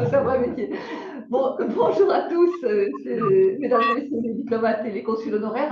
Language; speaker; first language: French; native; French